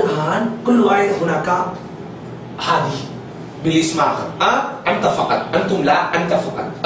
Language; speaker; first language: Arabic; non-native, fluent; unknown